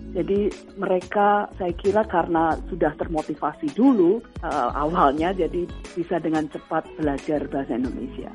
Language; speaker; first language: Indonesian; native; Indonesian